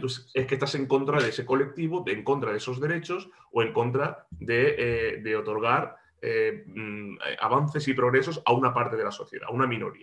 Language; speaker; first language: Spanish; native; Spanish